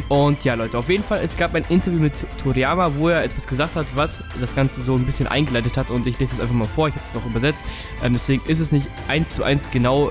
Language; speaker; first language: German; native; German